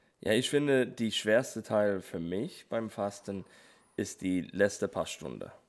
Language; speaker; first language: German; non-native, fluent; English